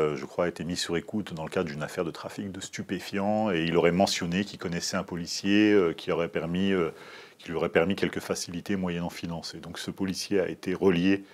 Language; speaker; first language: French; native; French